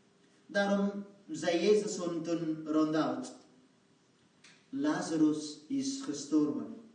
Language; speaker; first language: Dutch; non-native, fluent; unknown